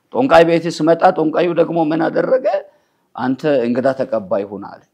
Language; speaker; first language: Amharic; non-native, local second language; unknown